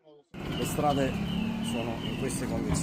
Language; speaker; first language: Italian; native; Italian